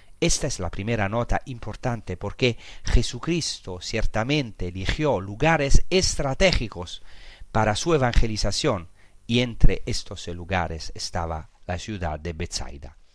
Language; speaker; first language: Spanish; non-native, fluent; Italian